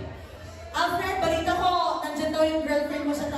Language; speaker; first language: Filipino; native; Filipino